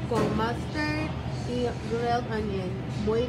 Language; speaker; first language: Spanish; non-native, learner; English